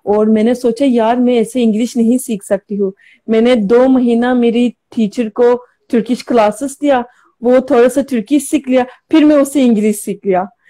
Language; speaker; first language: Hindi; non-native, learner; Turkish